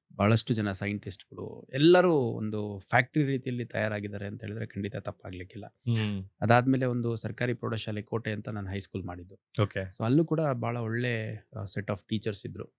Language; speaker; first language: Kannada; native; Kannada